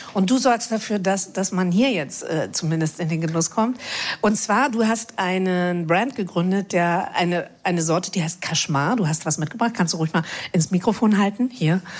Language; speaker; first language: German; native; German